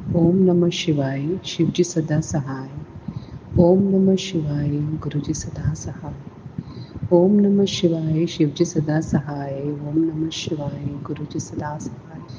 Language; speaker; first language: Hindi; non-native, local second language; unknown